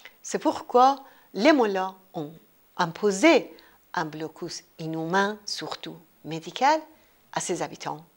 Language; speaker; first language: French; non-native, fluent; Persian